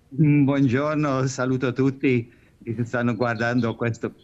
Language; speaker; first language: Italian; native; Italian